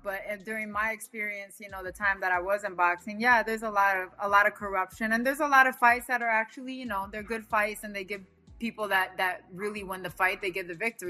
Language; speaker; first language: English; early bilingual, other home language; Spanish